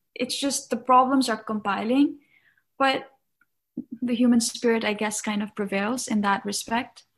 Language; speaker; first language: English; non-native, local second language; Nepali